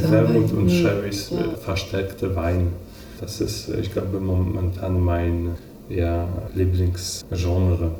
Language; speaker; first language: German; non-native, fluent; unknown